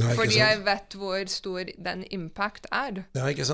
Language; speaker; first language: Norwegian; non-native, fluent; English